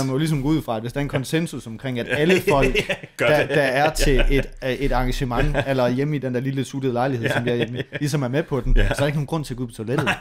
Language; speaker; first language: Danish; native; Danish